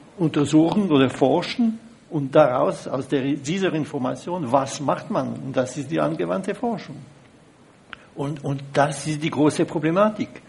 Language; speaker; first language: German; non-native, local second language; French